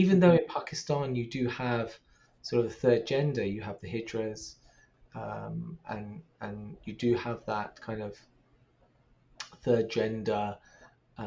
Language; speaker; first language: English; native; English